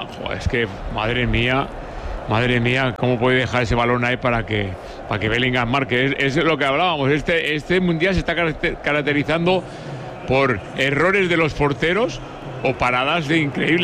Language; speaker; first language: Spanish; native; Spanish